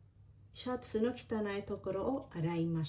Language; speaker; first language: Japanese; non-native, fluent; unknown